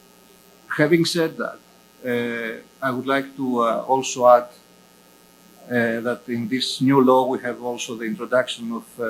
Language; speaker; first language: English; non-native, fluent; Greek